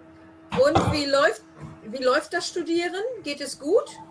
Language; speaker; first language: German; non-native, fluent; English